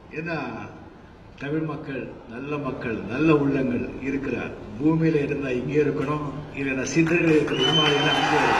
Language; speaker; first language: Tamil; non-native, local second language; Marathi